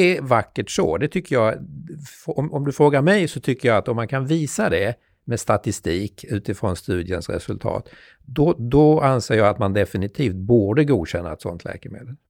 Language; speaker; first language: Swedish; native; Swedish